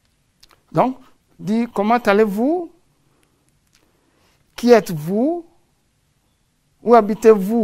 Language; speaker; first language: French; non-native, fluent; English